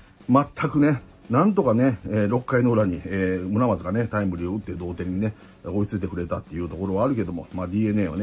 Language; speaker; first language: Japanese; native; Japanese